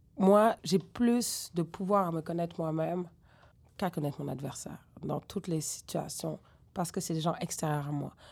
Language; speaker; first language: French; native; French